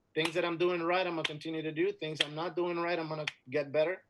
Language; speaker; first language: English; non-native, fluent; Spanish